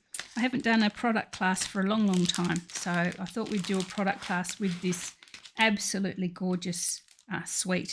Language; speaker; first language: English; native; English